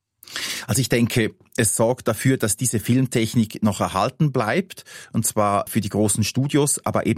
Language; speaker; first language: German; native; German